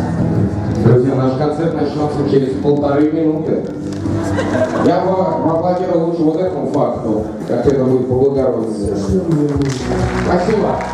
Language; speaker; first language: Russian; native; Russian